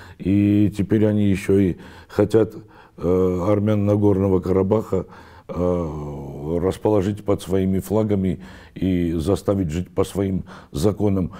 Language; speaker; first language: Russian; non-native, local second language; Armenian